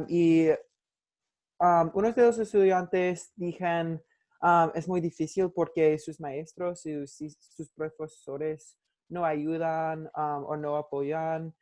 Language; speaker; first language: Spanish; non-native, learner; English